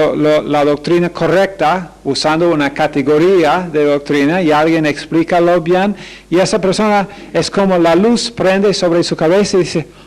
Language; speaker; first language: Spanish; non-native, fluent; English